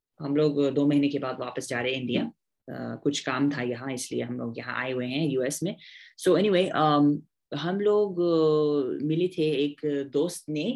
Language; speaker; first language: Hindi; non-native, fluent; English